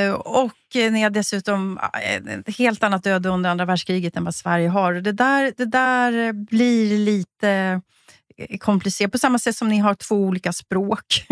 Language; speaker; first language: Swedish; native; Swedish